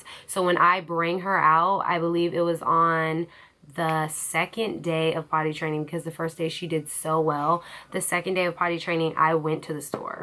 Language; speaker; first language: English; native; English